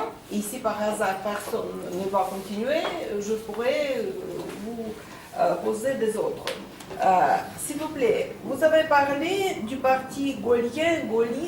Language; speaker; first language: French; non-native, fluent; Russian